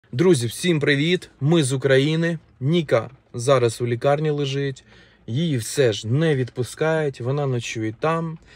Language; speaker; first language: Ukrainian; non-native, local second language; Russian